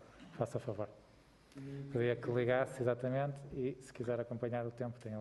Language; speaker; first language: Portuguese; native; Portuguese